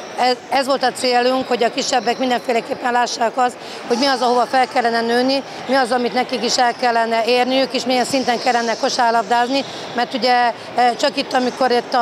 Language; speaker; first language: Hungarian; native; Hungarian